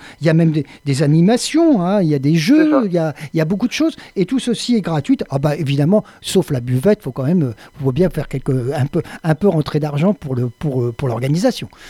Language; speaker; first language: French; native; French